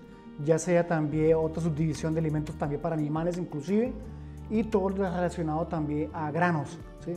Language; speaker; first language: Spanish; native; Spanish